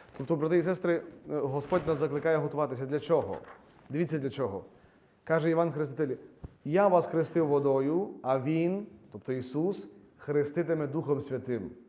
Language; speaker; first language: Ukrainian; native; Ukrainian